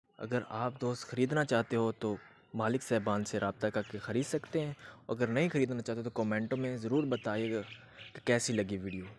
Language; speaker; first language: Urdu; non-native, local second language; Punjabi